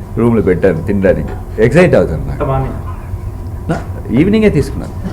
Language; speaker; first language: Telugu; non-native, learner; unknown